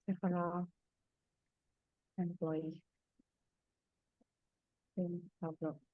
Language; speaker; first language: English; non-native, fluent; Indonesian